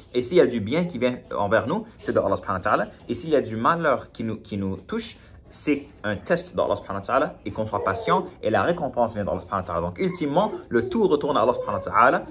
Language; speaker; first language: French; native; French